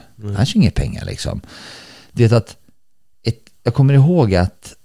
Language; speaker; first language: Swedish; early bilingual, other home language; Bosnian